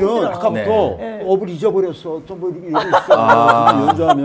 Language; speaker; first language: Korean; native; Korean